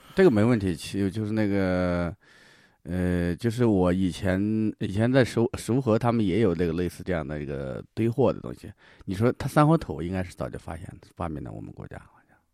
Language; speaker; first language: Chinese; native; Chinese